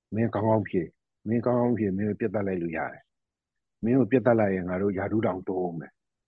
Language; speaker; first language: Burmese; native; Burmese